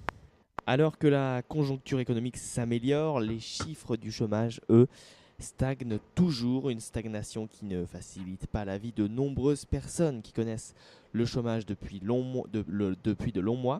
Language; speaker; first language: French; native; French